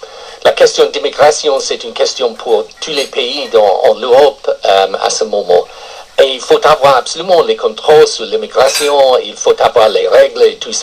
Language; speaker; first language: French; non-native, fluent; English